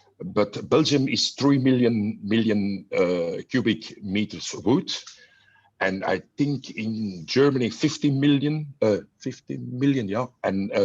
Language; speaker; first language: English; non-native, learner; Dutch